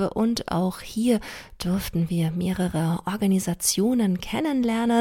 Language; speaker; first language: German; native; German